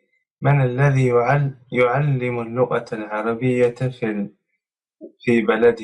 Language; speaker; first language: Arabic; non-native, learner; Tigrinya